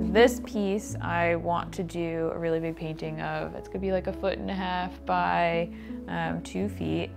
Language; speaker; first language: English; native; English